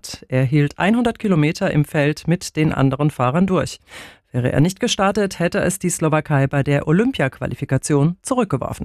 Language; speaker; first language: German; native; German